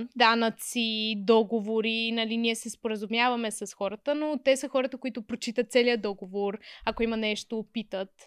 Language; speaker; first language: Bulgarian; native; Bulgarian